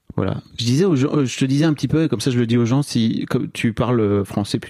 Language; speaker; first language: French; native; French